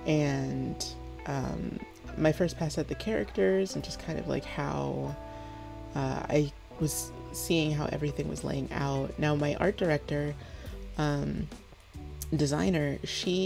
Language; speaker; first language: English; native; English